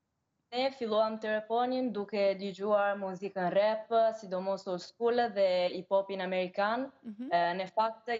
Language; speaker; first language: Albanian; early bilingual, heritage; Albanian